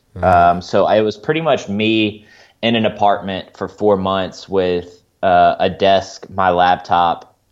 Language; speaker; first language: English; native; English